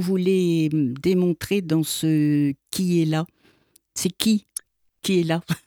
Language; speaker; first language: French; native; French